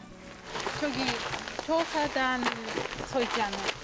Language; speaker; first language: Korean; non-native, learner; Russian